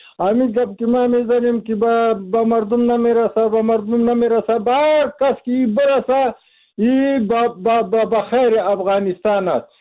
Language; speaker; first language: Persian; non-native, local second language; Pashto